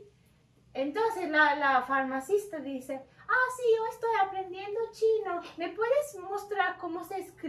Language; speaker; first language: Spanish; non-native, learner; Turkish